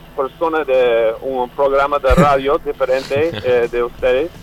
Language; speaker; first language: Spanish; non-native, learner; English